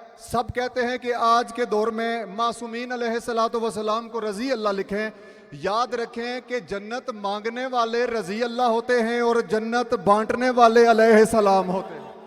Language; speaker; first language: Urdu; non-native, local second language; Saraiki